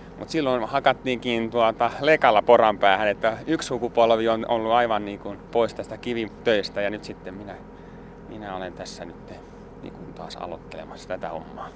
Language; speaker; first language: Finnish; native; Finnish